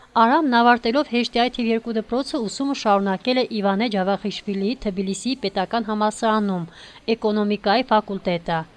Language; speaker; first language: Armenian; native; Armenian